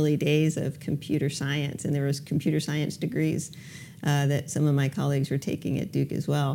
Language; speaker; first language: English; native; English